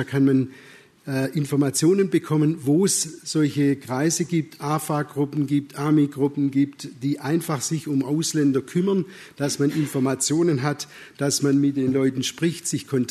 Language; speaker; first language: German; native; German